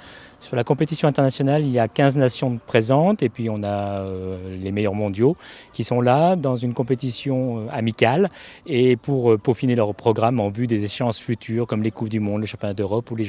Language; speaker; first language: French; native; French